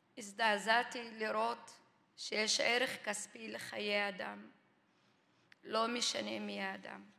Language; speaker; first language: Hebrew; non-native, local second language; Arabic